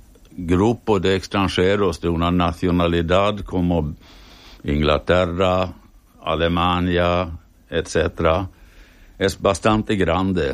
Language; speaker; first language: Spanish; non-native, fluent; Swedish